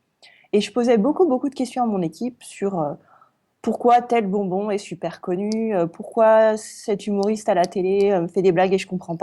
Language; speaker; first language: French; native; French